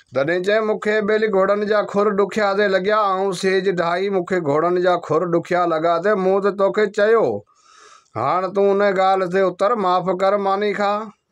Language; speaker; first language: Sindhi; non-native, local second language; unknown